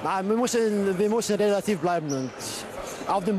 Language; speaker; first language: German; non-native, learner; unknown